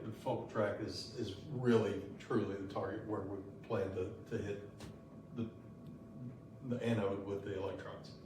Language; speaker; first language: English; native; English